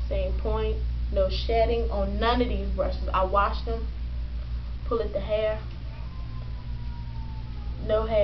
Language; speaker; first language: English; native; English